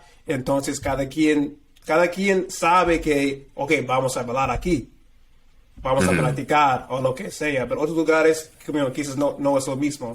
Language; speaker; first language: Spanish; non-native, fluent; English